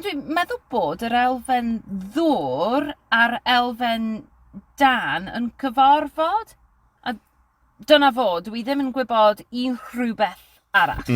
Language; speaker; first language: Welsh; non-native, learner; English